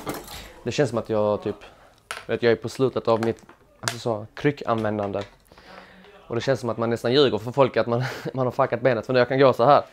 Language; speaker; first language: Swedish; native; Swedish